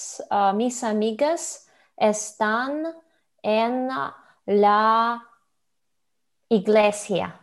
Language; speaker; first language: Spanish; non-native, learner; Russian